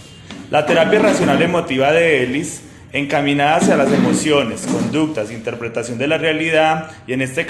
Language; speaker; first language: Spanish; native; Spanish